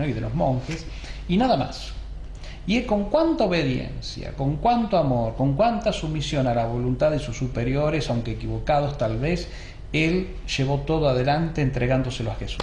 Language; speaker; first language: Spanish; native; Spanish